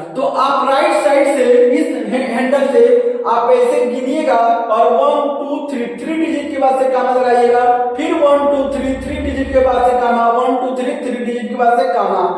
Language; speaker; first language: Hindi; native; Hindi